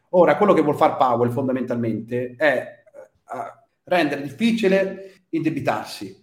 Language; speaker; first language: Italian; native; Italian